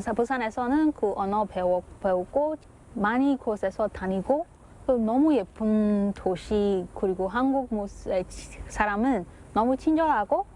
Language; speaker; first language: Korean; non-native, learner; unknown